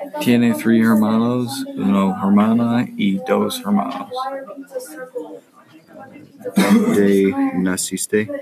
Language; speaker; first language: Spanish; non-native, learner; English